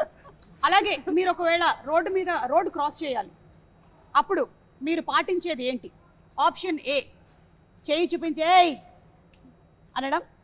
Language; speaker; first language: Telugu; native; Telugu